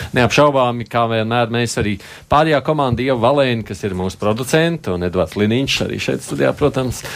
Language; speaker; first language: Latvian; native; Latvian